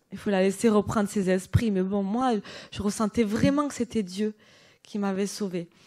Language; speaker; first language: French; native; French